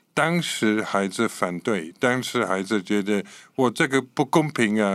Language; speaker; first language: Chinese; non-native, fluent; English